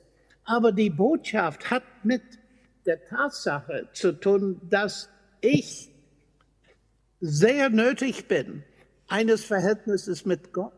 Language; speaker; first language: German; non-native, fluent; English